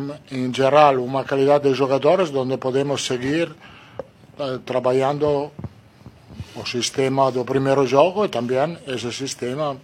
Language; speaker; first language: Portuguese; non-native, learner; Italian